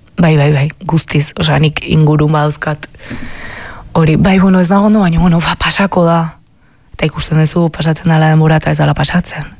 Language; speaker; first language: Basque; native; Basque